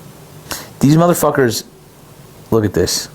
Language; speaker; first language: English; native; English